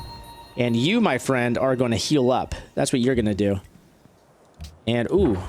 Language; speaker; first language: English; native; English